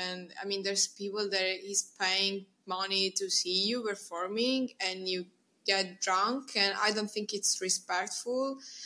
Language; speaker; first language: English; non-native, fluent; Italian